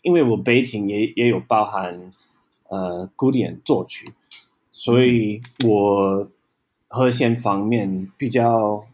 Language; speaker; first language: Chinese; non-native, fluent; English